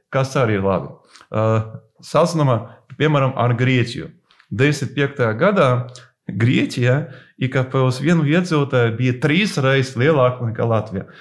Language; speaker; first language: Latvian; non-native, local second language; Russian